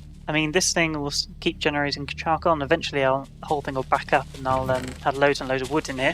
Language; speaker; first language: English; native; English